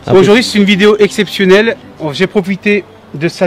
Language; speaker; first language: French; native; French